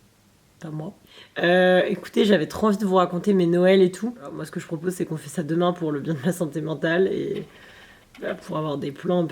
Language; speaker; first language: French; native; French